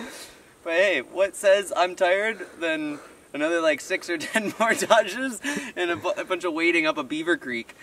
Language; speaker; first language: English; native; English